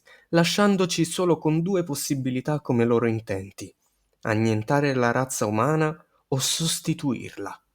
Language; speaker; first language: Italian; native; Italian